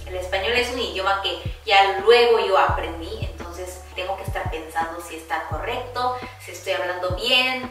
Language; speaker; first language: Spanish; early bilingual, heritage; Korean